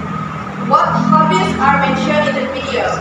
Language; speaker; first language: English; non-native, fluent; Indonesian